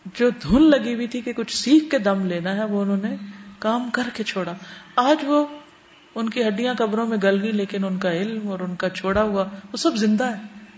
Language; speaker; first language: Urdu; native; Urdu